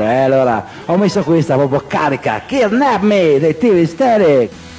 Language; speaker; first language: Italian; native; Italian